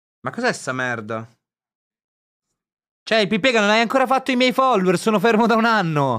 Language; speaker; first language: Italian; native; Italian